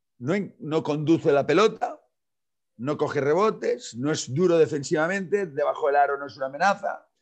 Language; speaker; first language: Spanish; non-native, local second language; Catalan